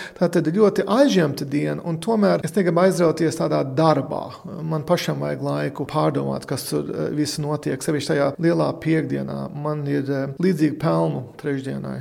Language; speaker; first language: Latvian; early bilingual, heritage; Latvian